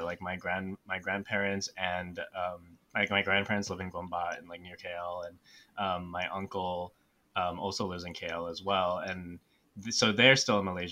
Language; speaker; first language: English; native; English